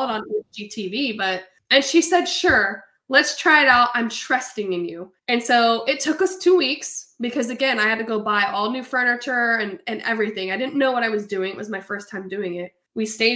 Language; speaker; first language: English; native; English